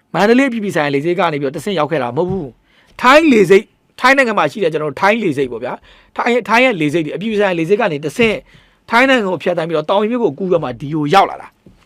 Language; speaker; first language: Burmese; native; Burmese